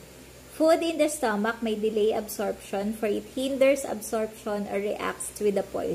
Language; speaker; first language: English; non-native, local second language; Filipino